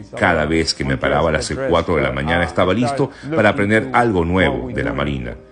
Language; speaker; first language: Spanish; native; Spanish